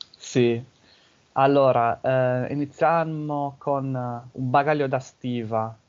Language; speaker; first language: Italian; non-native, fluent; English